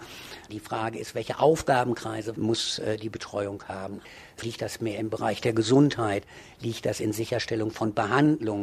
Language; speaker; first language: German; native; German